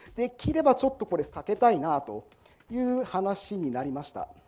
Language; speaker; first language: Japanese; native; Japanese